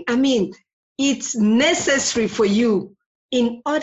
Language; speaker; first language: English; non-native, local second language; French